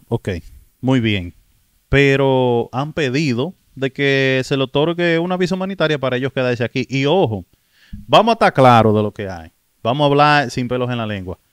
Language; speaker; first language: Spanish; native; Spanish